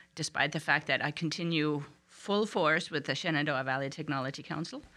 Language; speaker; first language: English; non-native, fluent; German